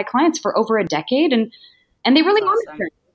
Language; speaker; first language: English; native; English